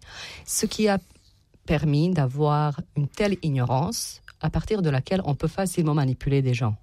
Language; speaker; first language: French; non-native, fluent; Serbian